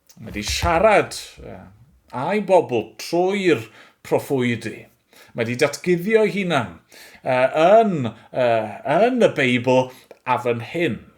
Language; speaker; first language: Welsh; native; Welsh